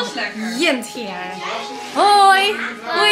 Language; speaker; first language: Dutch; non-native, learner; Indonesian